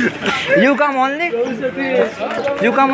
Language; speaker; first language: English; non-native, learner; Nepali